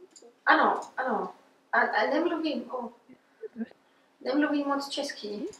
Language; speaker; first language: Czech; non-native, learner; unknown